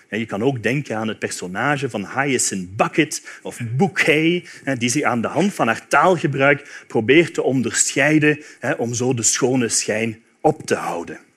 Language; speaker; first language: Dutch; native; Dutch